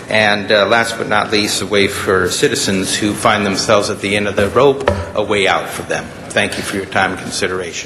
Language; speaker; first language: English; native; English